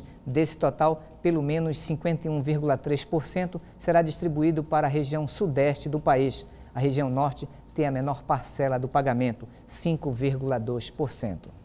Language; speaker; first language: Portuguese; native; Portuguese